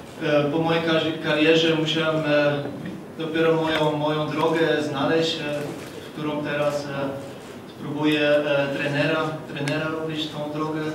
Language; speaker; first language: Polish; early bilingual, other home language; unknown